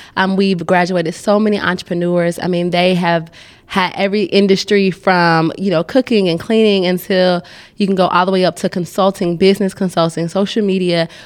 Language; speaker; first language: English; native; English